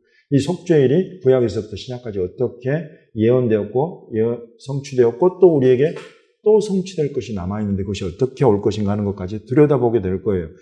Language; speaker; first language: Korean; native; Korean